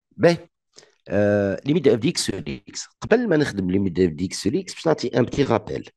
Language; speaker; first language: French; non-native, local second language; Arabic